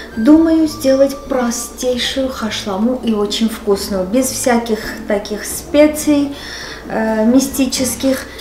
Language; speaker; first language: Russian; non-native, local second language; Armenian